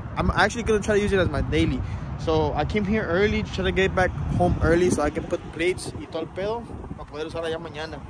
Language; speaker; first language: English; early bilingual, other home language; Spanish